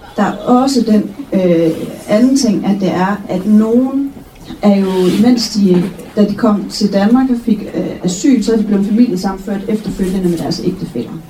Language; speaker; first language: Danish; native; Danish